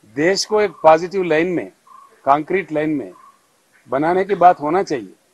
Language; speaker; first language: Hindi; non-native, local second language; Telugu